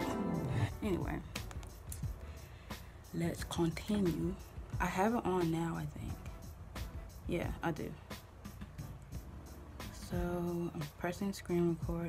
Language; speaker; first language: English; native; English